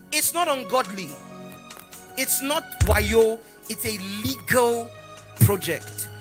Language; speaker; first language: English; non-native, local second language; Yoruba